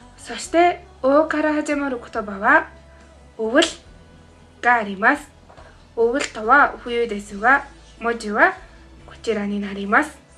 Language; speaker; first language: Japanese; non-native, fluent; Mongolian